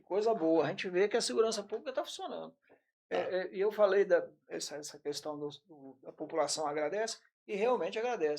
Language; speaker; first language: Portuguese; native; Portuguese